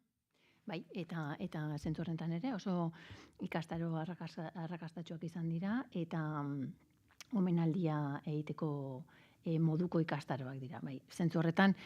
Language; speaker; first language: Basque; native; Basque